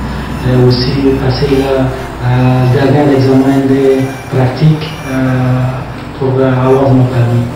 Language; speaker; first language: French; non-native, learner; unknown